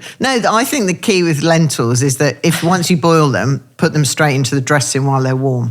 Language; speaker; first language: English; native; English